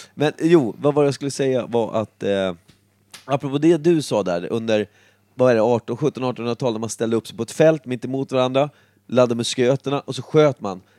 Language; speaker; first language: Swedish; native; Swedish